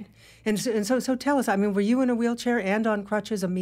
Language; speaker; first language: English; native; English